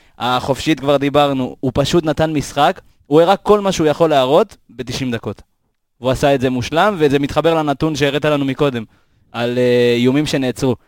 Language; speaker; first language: Hebrew; native; Hebrew